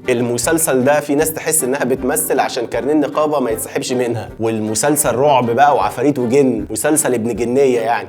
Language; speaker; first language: Arabic; native; Arabic